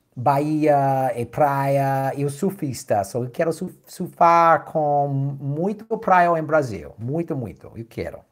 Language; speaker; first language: Portuguese; non-native, learner; English